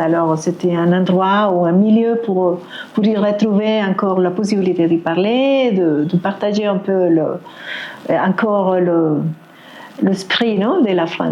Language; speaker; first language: French; non-native, fluent; Spanish